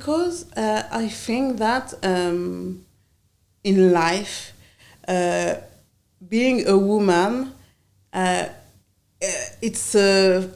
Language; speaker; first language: English; non-native, learner; French